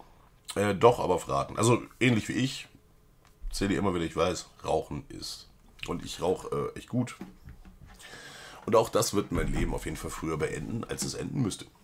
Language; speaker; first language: German; native; German